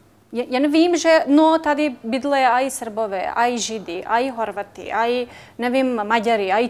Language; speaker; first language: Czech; non-native, learner; Bosnian